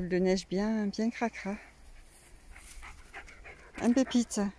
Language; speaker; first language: French; native; French